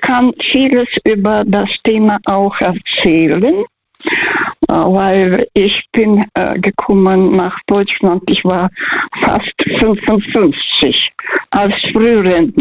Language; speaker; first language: German; non-native, fluent; Russian